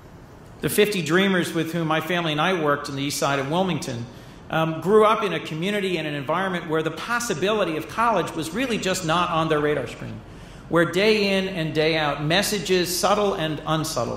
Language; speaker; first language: English; native; English